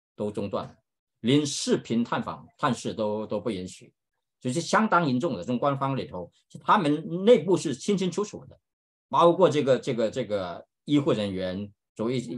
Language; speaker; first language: Chinese; native; Chinese